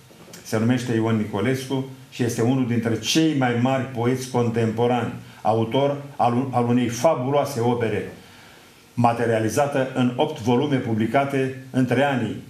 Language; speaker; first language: Romanian; native; Romanian